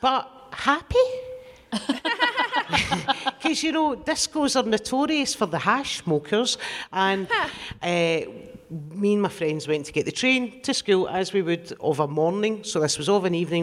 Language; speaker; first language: English; native; English